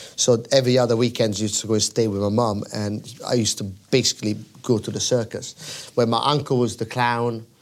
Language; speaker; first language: English; non-native, fluent; Italian